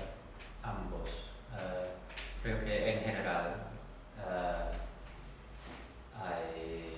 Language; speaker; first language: Spanish; non-native, fluent; English